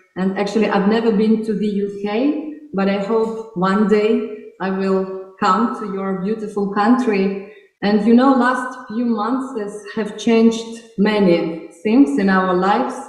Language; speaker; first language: English; non-native, fluent; Ukrainian